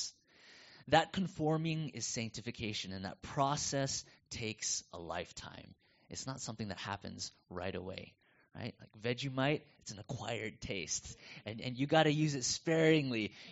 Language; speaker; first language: English; native; English